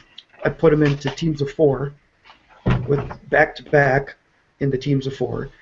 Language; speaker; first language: English; native; English